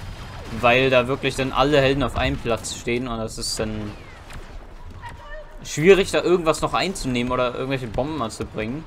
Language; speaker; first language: German; native; German